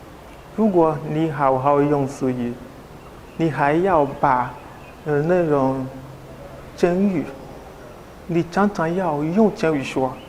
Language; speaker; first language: Chinese; non-native, learner; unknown